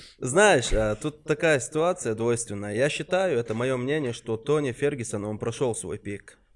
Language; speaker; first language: Russian; non-native, local second language; Chechen